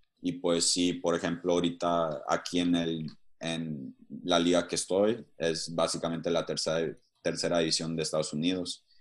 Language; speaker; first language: Spanish; early bilingual, heritage; Spanish